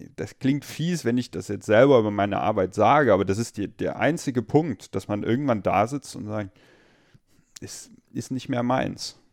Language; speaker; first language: German; native; German